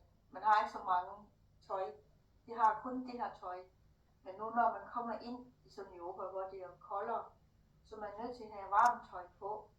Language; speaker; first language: Danish; non-native, fluent; Thai